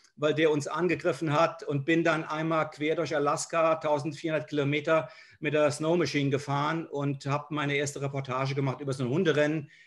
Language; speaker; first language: German; native; German